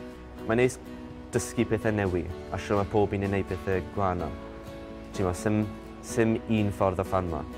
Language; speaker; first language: Welsh; native; Welsh